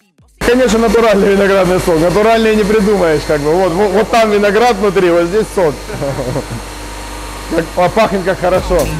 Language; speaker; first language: Russian; native; Russian